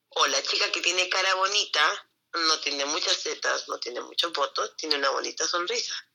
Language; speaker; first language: Spanish; native; Spanish